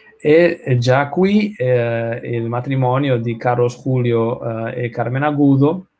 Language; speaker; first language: Italian; non-native, learner; Spanish